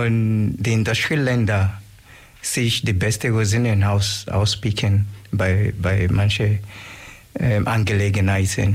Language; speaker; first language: German; non-native, learner; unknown